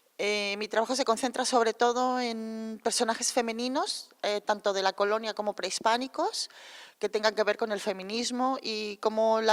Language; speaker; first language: Spanish; native; Spanish